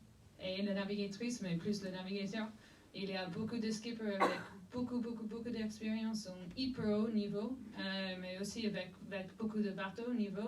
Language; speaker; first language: French; non-native, fluent; English